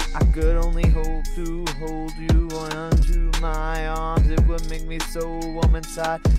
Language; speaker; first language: English; native; English